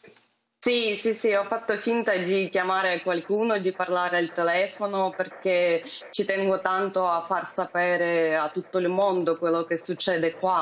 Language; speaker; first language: Italian; non-native, fluent; Ukrainian